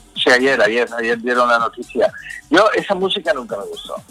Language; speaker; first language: Spanish; early bilingual, heritage; Spanish